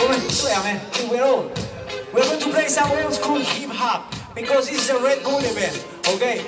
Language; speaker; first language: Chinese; non-native, learner; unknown